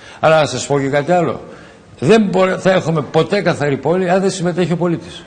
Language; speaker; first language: Greek; native; Greek